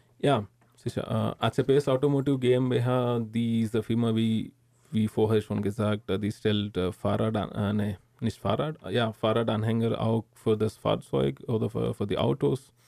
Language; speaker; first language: German; non-native, learner; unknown